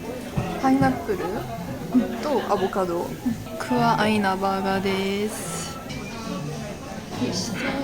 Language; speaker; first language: Japanese; non-native, learner; French